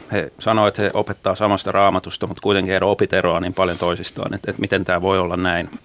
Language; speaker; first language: Finnish; native; Finnish